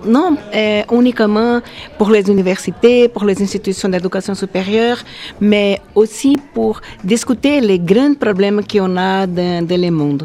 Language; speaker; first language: French; non-native, fluent; Portuguese